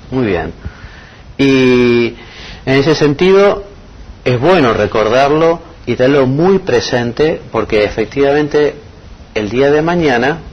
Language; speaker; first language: Spanish; native; Spanish